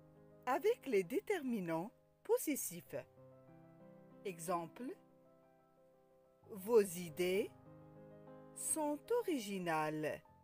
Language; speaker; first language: French; non-native, local second language; Arabic